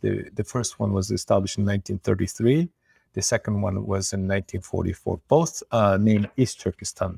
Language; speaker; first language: English; non-native, fluent; Uyghur